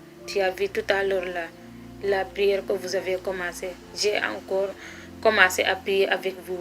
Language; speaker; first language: French; non-native, local second language; Wolof